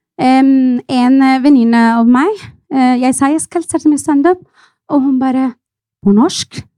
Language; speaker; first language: Norwegian; non-native, fluent; Arabic